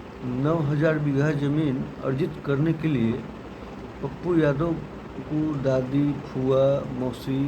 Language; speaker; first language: Hindi; native; Hindi